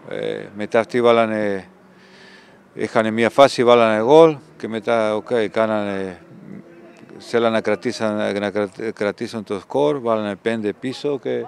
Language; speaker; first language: Greek; non-native, fluent; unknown